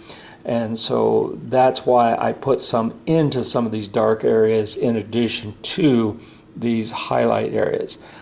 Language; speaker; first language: English; native; English